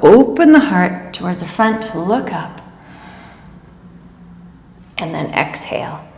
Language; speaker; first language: English; native; English